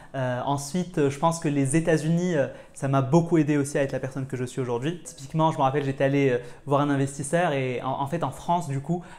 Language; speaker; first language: French; non-native, local second language; Arabic